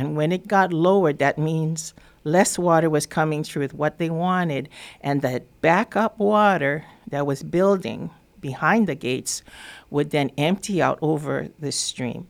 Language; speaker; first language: English; native; English